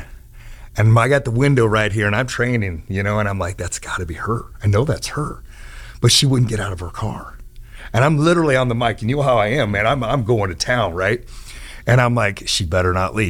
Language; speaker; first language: English; native; English